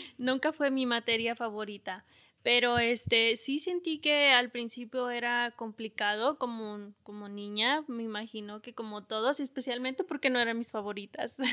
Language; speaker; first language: Spanish; native; Spanish